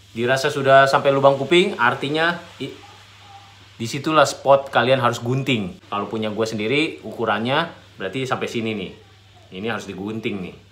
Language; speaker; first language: Indonesian; native; Indonesian